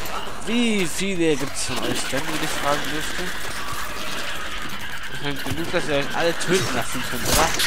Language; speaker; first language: German; native; German